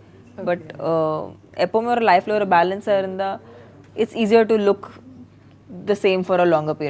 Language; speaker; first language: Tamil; non-native, fluent; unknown